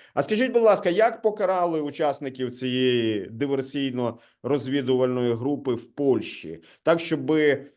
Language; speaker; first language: Ukrainian; native; Ukrainian